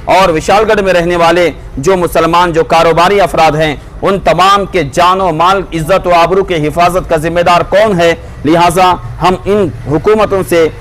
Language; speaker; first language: Urdu; native; Urdu